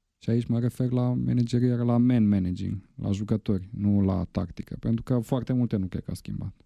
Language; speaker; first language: Romanian; native; Romanian